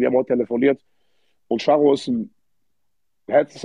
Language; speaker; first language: German; early bilingual, other home language; Arabic